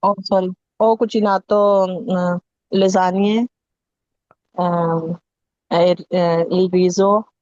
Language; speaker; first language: Italian; non-native, learner; Urdu